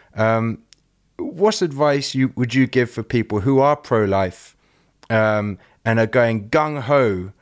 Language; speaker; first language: English; native; English